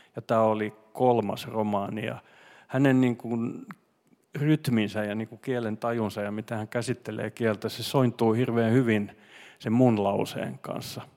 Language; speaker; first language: Finnish; non-native, local second language; Swedish